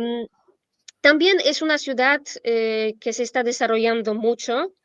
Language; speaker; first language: Spanish; non-native, fluent; Polish